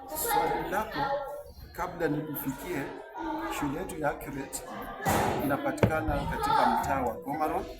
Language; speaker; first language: Swahili; non-native, local second language; Luyia